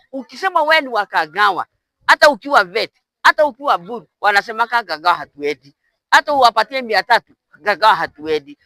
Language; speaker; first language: Swahili; non-native, local second language; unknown